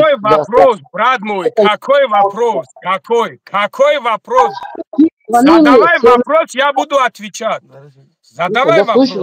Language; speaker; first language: Russian; non-native, learner; Tajik